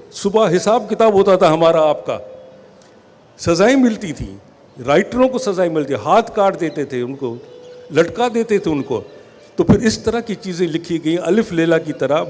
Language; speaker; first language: Urdu; non-native, local second language; Sindhi